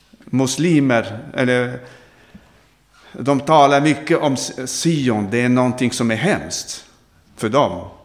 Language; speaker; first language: Swedish; non-native, fluent; Arabic